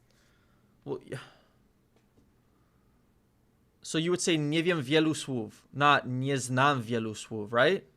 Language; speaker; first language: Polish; non-native, learner; English